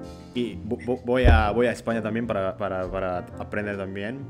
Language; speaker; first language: Spanish; non-native, fluent; Indonesian